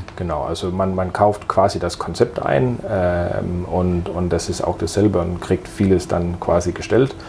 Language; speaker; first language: German; non-native, fluent; Danish